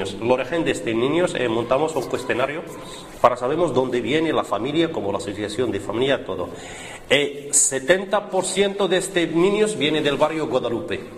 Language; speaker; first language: Spanish; non-native, learner; Arabic